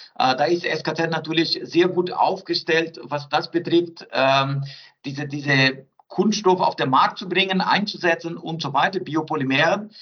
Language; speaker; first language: German; non-native, fluent; Portuguese